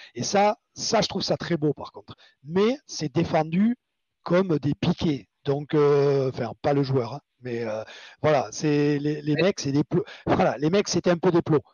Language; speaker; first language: French; native; French